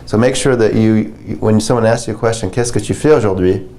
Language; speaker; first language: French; non-native, fluent; English